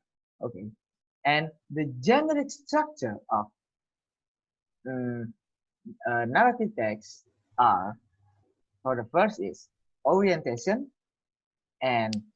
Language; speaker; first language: English; non-native, learner; Indonesian